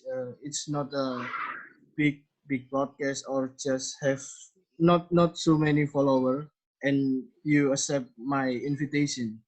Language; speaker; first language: English; non-native, learner; Indonesian